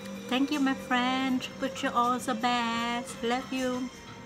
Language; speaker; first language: English; non-native, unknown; Vietnamese